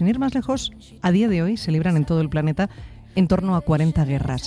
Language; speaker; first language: Spanish; native; Spanish